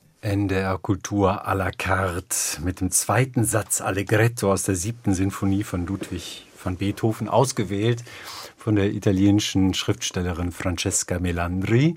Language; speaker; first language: German; native; German